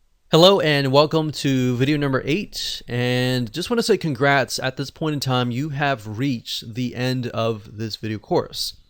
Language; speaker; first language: English; native; English